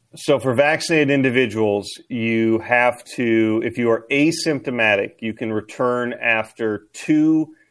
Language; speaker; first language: English; native; English